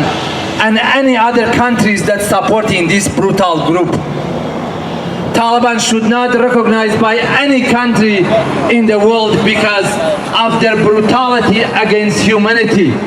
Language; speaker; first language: English; non-native, fluent; Persian